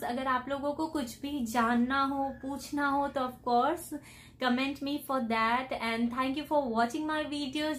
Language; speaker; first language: Hindi; native; Hindi